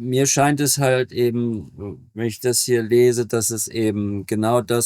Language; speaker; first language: German; native; German